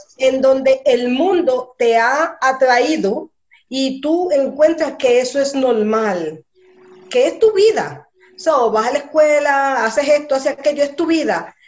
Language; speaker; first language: Spanish; early bilingual, heritage; Spanish